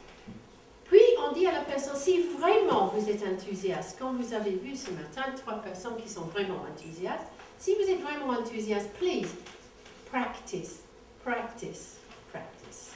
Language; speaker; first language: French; non-native, fluent; English